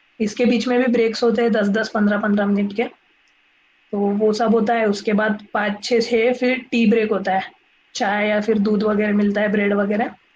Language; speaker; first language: Hindi; non-native, local second language; Marathi